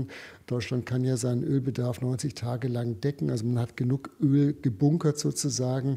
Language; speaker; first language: German; native; German